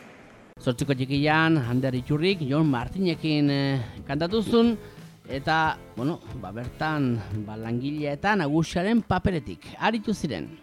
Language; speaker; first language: Basque; native; Basque